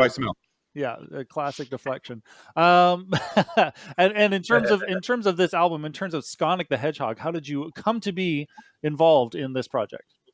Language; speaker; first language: English; native; English